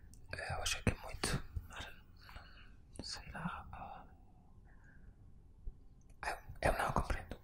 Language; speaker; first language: Portuguese; non-native, learner; Spanish